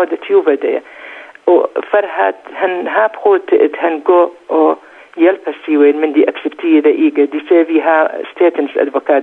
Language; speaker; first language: Danish; non-native, learner; Central Kurdish